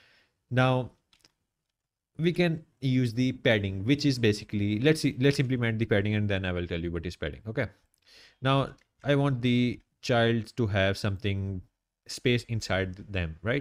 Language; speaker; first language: English; non-native, local second language; Urdu